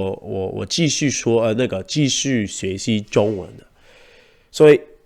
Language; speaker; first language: Chinese; non-native, learner; Spanish